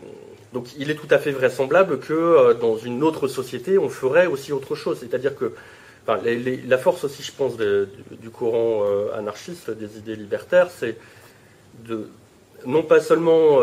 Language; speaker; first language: French; native; French